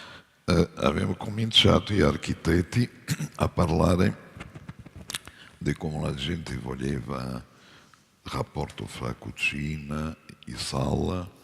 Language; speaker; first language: Italian; non-native, fluent; Portuguese